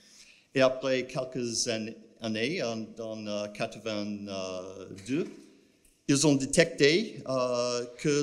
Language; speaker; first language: French; non-native, fluent; English